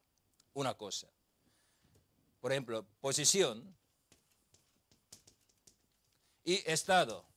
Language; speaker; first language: Spanish; non-native, learner; Korean